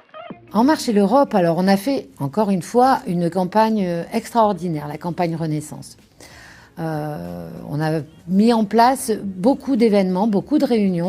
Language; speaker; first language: French; native; French